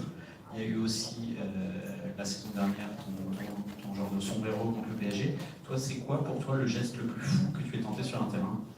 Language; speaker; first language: French; native; French